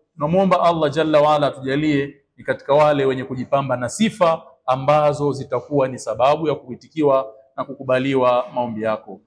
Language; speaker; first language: Swahili; native; Swahili